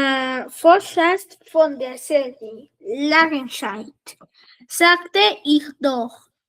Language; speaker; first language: German; non-native, learner; Spanish